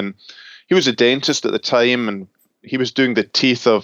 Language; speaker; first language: English; native; English